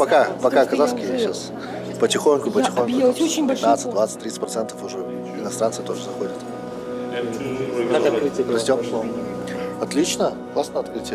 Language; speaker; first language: Russian; native; Russian